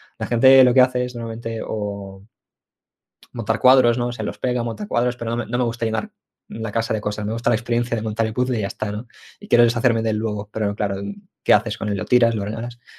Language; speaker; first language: Spanish; early bilingual, other home language; Ukrainian